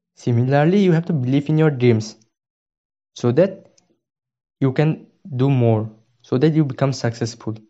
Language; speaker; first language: English; non-native, local second language; Assamese